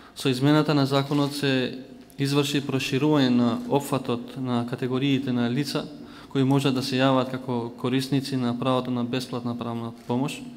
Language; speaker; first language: Macedonian; native; Macedonian